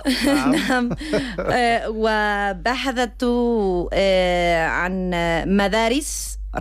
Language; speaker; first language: Arabic; non-native, learner; Spanish